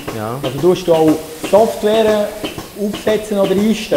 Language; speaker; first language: German; native; German